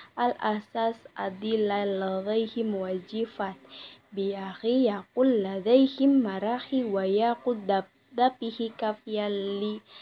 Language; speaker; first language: Arabic; non-native, learner; Indonesian